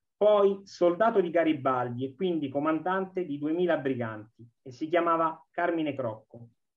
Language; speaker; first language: Italian; native; Italian